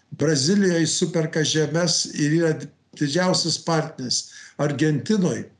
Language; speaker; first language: Lithuanian; early bilingual, heritage; Lithuanian